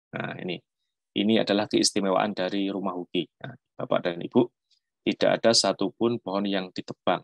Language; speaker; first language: Indonesian; non-native, local second language; Javanese